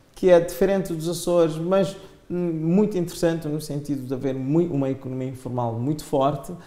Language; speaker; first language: Portuguese; non-native, local second language; Kabuverdianu